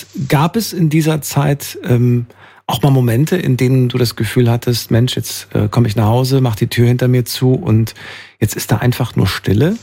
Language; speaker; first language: German; native; German